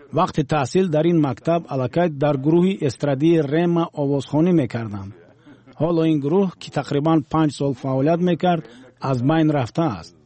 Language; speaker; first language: Tajik; non-native, local second language; Russian